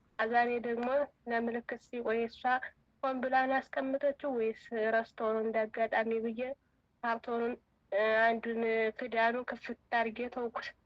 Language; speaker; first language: Amharic; native; Amharic